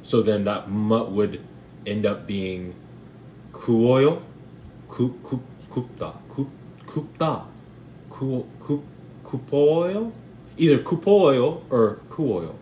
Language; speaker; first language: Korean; non-native, learner; English